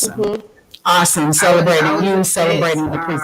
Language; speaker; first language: English; native; English